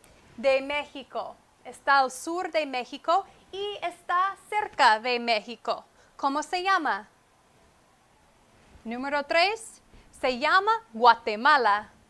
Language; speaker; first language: Spanish; non-native, fluent; English